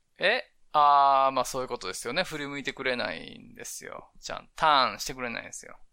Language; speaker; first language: Japanese; native; Japanese